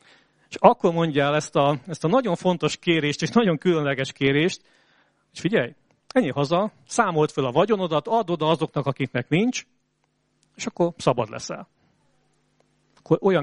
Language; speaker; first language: Hungarian; native; Hungarian